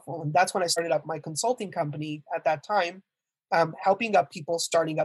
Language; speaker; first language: English; native; English